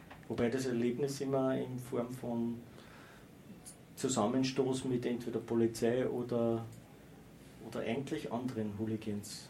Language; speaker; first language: German; native; German